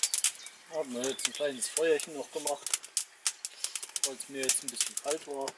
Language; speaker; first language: German; native; German